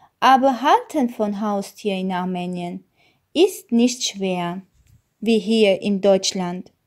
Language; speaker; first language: German; non-native, learner; Armenian